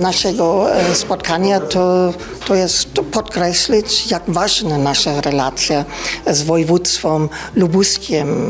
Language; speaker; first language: Polish; non-native, learner; German